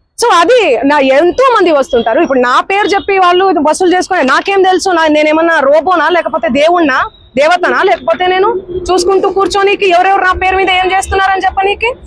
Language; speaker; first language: Telugu; non-native, local second language; Lambadi